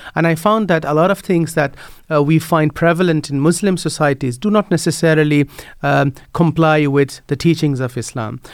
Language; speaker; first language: English; non-native, fluent; Dutch